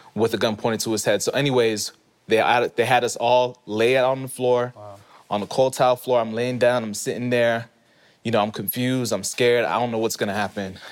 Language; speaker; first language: English; early bilingual, other home language; Haitian Creole